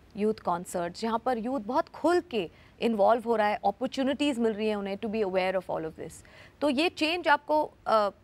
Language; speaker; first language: Hindi; native; Hindi